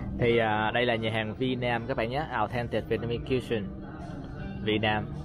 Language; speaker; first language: Vietnamese; native; Vietnamese